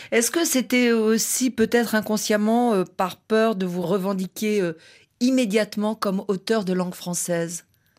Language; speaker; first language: French; native; French